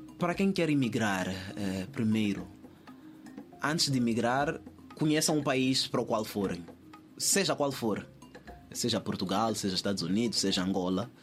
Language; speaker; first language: Portuguese; native; Portuguese